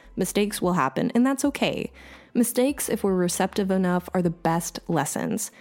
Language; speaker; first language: English; native; English